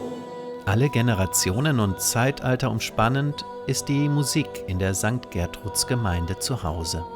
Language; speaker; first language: German; native; German